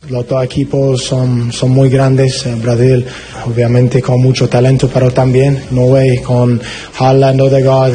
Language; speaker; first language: Spanish; non-native, fluent; English